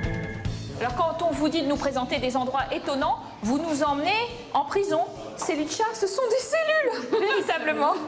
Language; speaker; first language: French; native; French